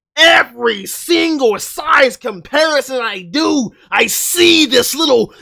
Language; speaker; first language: English; native; English